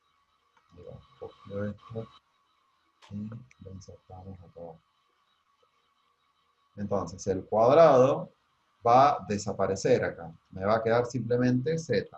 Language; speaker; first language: Spanish; native; Spanish